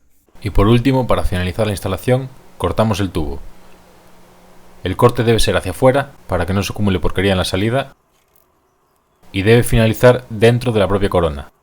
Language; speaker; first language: Spanish; native; Spanish